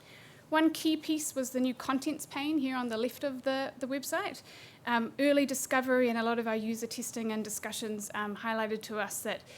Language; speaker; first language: English; native; English